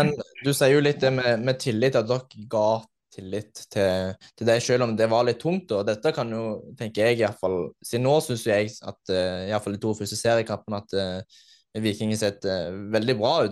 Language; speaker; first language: Norwegian; native; Norwegian